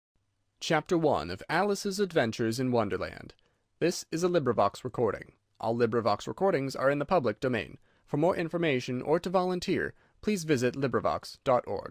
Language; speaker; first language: English; native; English